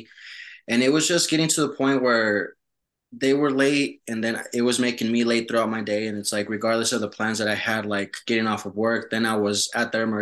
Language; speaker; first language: English; early bilingual, other home language; Spanish